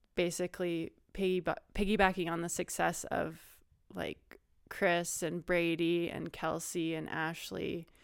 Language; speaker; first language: English; native; English